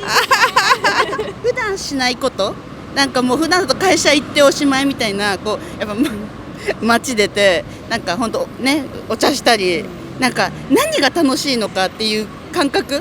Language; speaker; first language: Japanese; native; Japanese